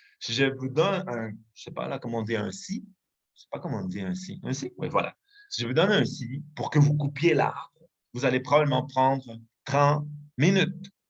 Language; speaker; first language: French; non-native, fluent; Spanish